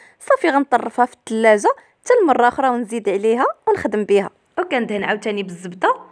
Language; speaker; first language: Arabic; native; Arabic